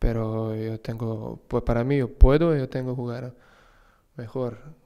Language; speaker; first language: Spanish; non-native, learner; Serbian